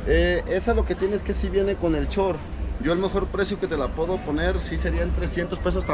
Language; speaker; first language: Spanish; native; Spanish